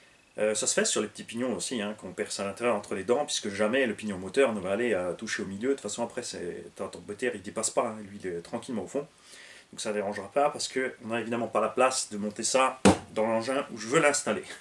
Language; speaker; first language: French; native; French